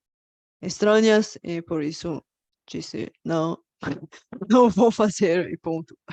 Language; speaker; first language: Portuguese; non-native, fluent; Bulgarian